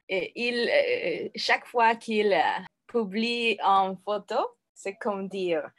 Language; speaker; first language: French; non-native, learner; Spanish